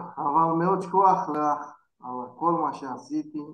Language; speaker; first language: Hebrew; non-native, fluent; Portuguese